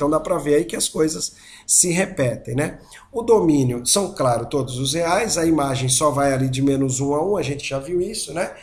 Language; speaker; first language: Portuguese; native; Portuguese